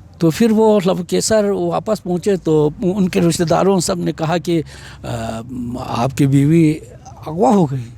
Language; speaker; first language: Urdu; non-native, local second language; Balti